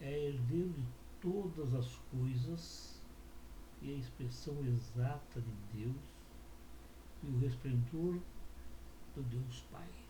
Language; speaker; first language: Portuguese; native; Portuguese